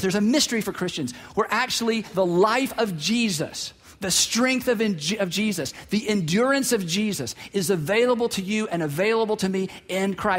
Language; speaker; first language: English; native; English